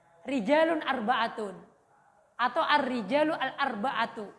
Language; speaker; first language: Arabic; non-native, fluent; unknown